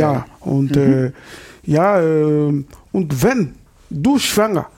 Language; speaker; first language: German; non-native, fluent; Lingala